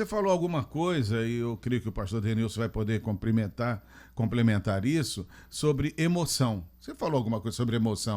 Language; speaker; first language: Portuguese; native; Portuguese